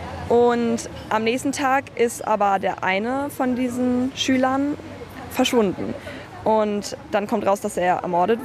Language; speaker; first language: German; native; German